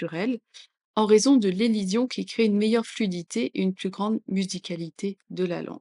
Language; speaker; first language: French; native; French